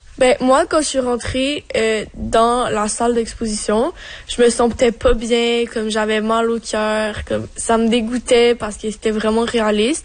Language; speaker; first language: French; native; French